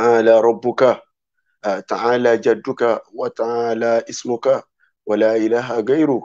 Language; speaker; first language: Arabic; non-native, fluent; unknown